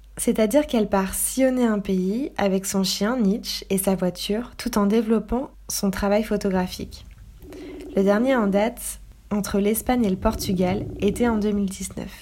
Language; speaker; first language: French; native; French